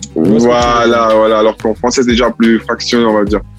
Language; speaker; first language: French; early bilingual, heritage; Italian